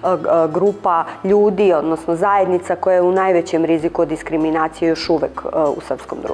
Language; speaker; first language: Serbian; native; Serbian